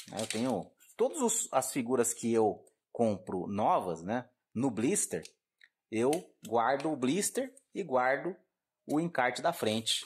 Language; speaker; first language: Portuguese; native; Portuguese